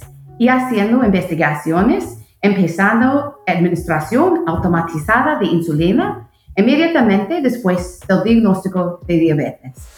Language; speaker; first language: Spanish; non-native, fluent; English